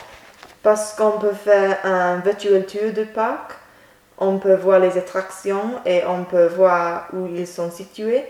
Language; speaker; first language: French; non-native, learner; English